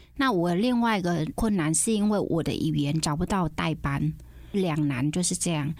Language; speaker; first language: Chinese; non-native, fluent; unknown